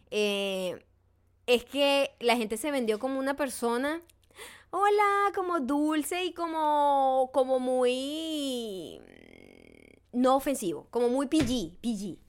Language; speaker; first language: Spanish; native; Spanish